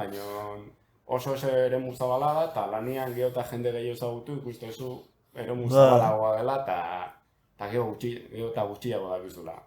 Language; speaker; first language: Basque; native; Basque